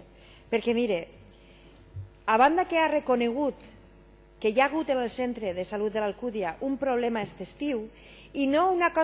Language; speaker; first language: Catalan; native; Catalan